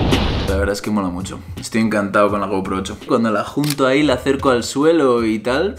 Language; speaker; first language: Spanish; native; Spanish